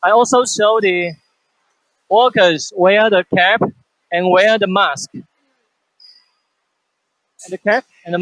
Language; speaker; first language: English; non-native, fluent; Chinese